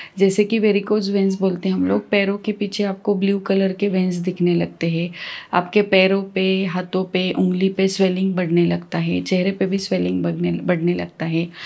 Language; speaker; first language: Hindi; non-native, local second language; Marathi